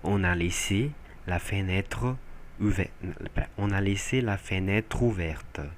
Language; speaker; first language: French; non-native, fluent; Portuguese